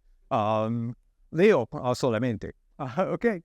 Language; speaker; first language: Spanish; non-native, learner; English